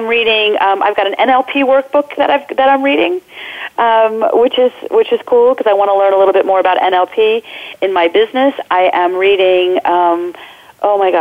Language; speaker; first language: English; native; English